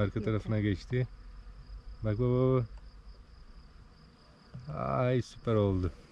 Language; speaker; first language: Turkish; native; Turkish